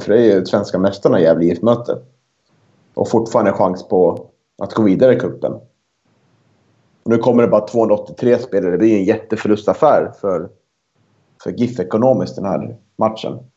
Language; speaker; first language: Swedish; native; Swedish